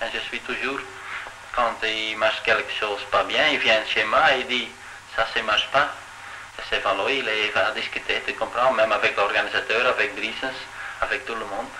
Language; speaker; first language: French; non-native, local second language; Dutch